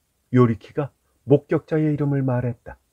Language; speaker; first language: Korean; native; Korean